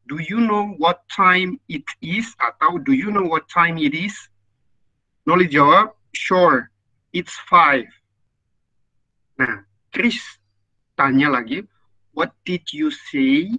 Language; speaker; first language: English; non-native, fluent; Indonesian